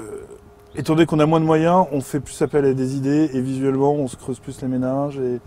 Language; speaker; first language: French; native; French